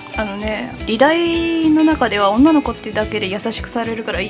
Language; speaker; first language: Japanese; native; Japanese